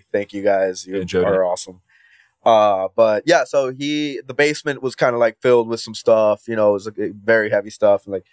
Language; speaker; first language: English; non-native, fluent; Spanish